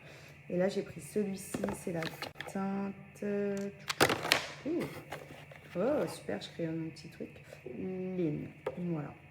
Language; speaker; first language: French; native; French